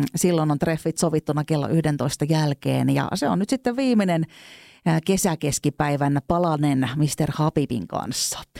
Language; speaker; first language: Finnish; native; Finnish